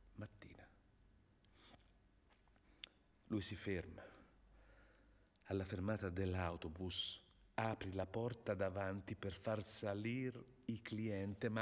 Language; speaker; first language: Italian; non-native, fluent; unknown